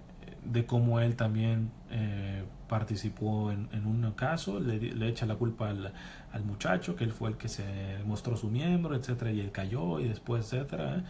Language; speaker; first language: Spanish; native; Spanish